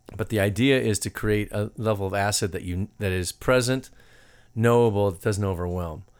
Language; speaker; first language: English; native; English